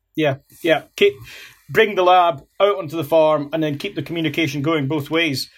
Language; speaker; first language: English; native; English